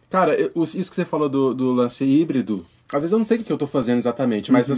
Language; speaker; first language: Portuguese; native; Portuguese